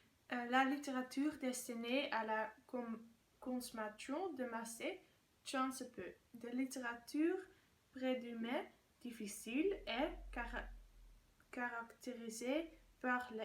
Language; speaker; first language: French; non-native, learner; Dutch